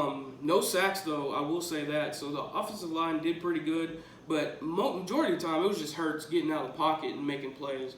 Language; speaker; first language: English; native; English